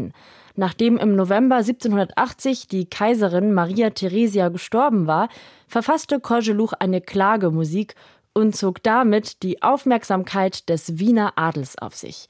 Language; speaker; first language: German; native; German